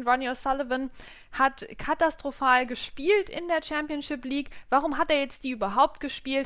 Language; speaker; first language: German; native; German